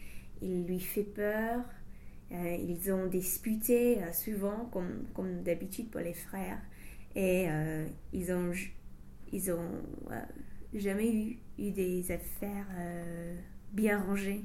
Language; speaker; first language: French; non-native, fluent; English